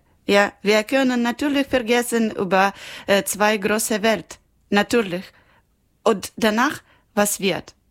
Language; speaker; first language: German; non-native, learner; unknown